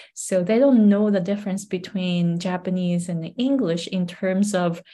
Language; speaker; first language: English; non-native, fluent; Japanese